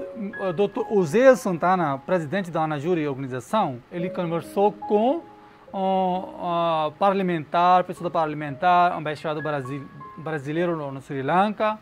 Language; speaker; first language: Portuguese; non-native, learner; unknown